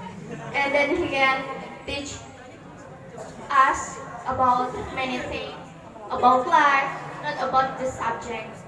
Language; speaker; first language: English; non-native, learner; Indonesian